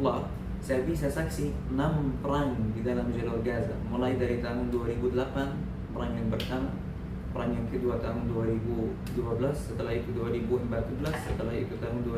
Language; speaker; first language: Indonesian; non-native, learner; Arabic